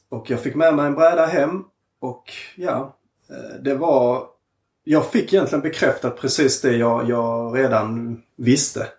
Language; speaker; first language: Swedish; native; Swedish